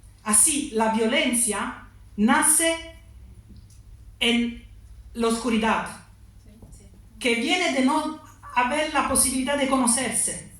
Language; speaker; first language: Spanish; non-native, learner; Italian